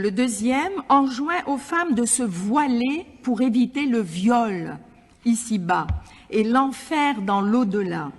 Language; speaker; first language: French; non-native, local second language; Arabic